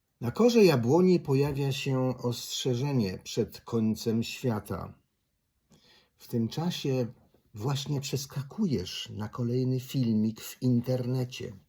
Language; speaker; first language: Polish; native; Polish